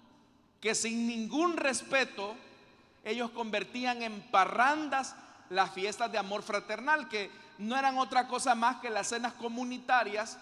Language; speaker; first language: Spanish; native; Spanish